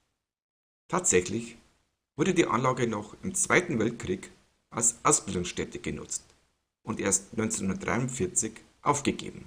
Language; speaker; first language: German; native; German